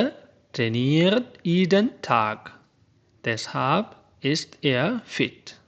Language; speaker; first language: German; non-native, fluent; Urdu